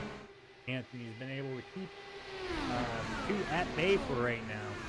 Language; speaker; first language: English; native; English